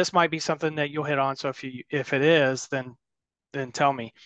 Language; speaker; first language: English; native; English